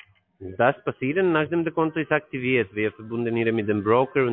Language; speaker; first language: German; non-native, learner; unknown